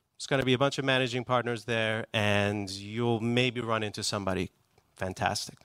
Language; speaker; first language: English; non-native, fluent; Persian